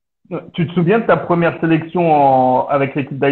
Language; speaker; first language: French; native; French